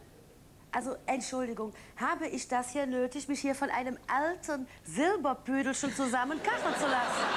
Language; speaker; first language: German; native; German